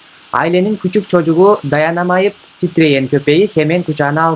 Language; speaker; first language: Turkish; non-native, fluent; Kyrgyz